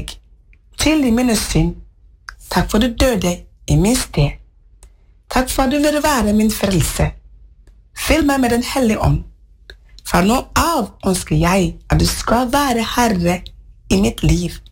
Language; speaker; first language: Swedish; non-native, learner; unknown